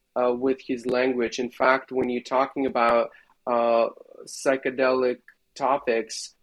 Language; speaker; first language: English; non-native, fluent; Russian